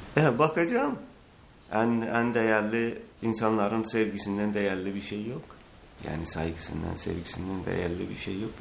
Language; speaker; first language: Turkish; non-native, learner; Azerbaijani